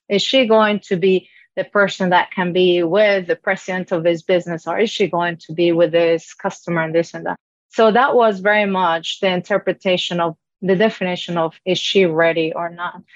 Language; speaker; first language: English; non-native, fluent; Spanish